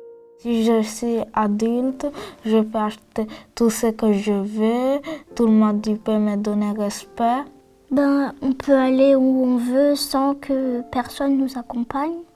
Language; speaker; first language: French; non-native, learner; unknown